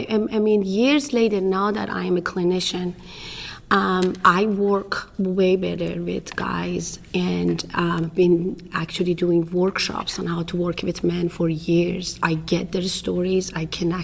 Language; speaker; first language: English; non-native, fluent; Persian